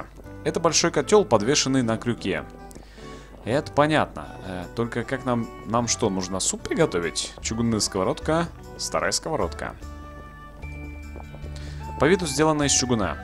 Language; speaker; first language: Russian; native; Russian